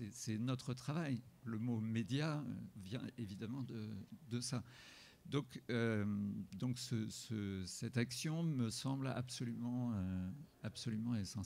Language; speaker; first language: French; native; French